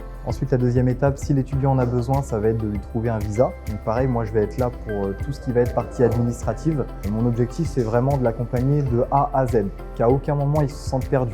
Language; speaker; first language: French; native; French